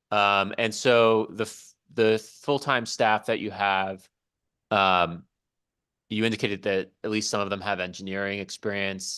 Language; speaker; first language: English; native; English